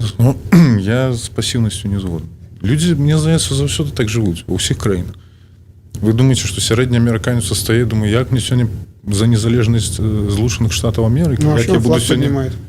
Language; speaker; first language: Belarusian; non-native, local second language; Russian